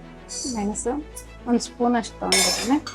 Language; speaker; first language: Kannada; native; Kannada